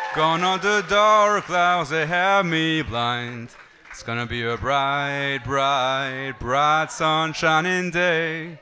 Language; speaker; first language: English; non-native, fluent; Arabic